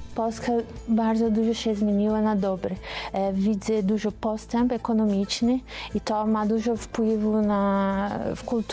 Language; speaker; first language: Polish; non-native, learner; Portuguese